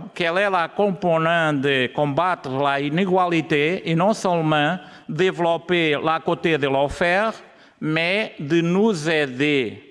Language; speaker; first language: French; non-native, learner; Portuguese